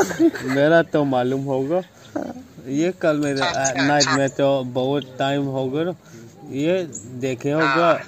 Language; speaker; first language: Hindi; non-native, local second language; Mizo